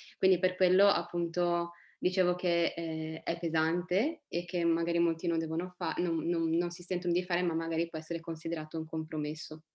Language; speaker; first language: Italian; early bilingual, other home language; Arabic